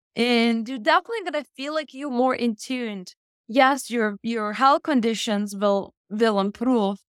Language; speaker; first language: English; non-native, fluent; Lithuanian